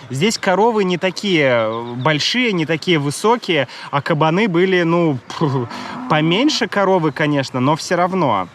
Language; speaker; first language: Russian; native; Russian